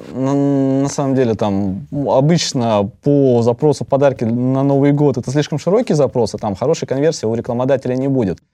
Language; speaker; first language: Russian; native; Russian